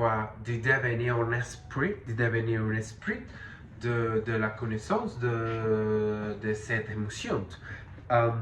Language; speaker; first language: French; non-native, learner; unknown